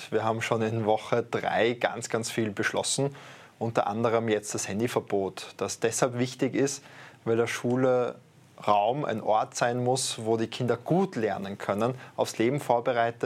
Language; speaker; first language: German; native; German